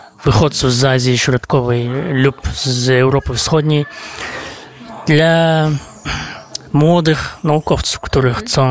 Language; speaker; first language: Polish; non-native, fluent; Kazakh